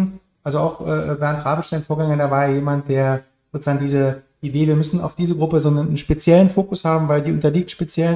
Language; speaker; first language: German; native; German